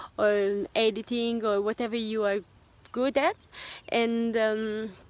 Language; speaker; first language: English; non-native, fluent; Italian